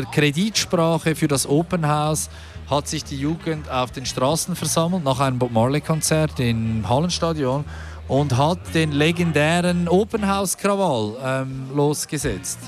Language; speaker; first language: German; native; German